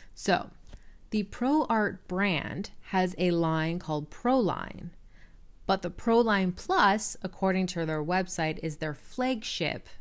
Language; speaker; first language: English; native; English